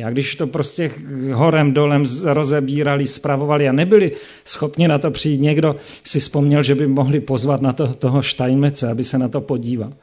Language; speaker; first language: Czech; native; Czech